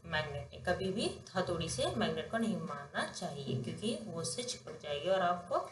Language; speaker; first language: Hindi; non-native, local second language; Telugu